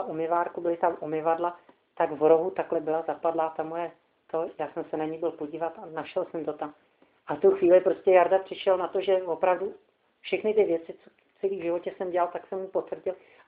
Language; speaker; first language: Czech; native; Czech